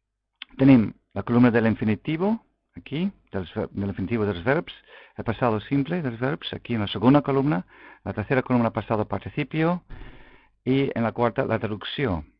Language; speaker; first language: Catalan; non-native, local second language; Spanish